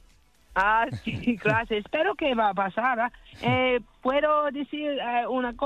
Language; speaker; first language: Spanish; non-native, learner; English